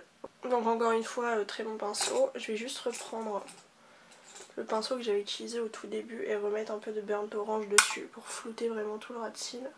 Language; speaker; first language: French; native; French